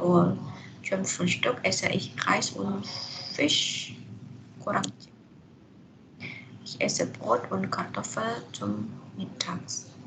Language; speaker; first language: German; non-native, fluent; Indonesian